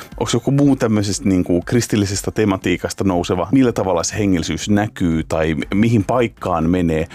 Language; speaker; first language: Finnish; native; Finnish